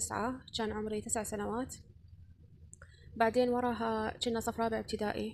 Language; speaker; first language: Arabic; native; Arabic